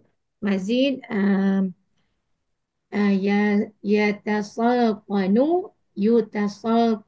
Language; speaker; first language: Arabic; non-native, learner; Malay